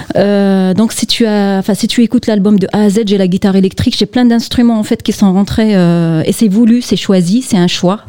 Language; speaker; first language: French; non-native, local second language; Kabyle